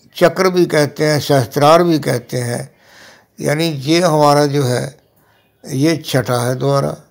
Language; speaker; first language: Hindi; non-native, local second language; Punjabi